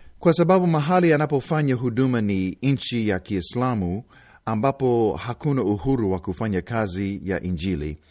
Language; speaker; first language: Swahili; non-native, fluent; English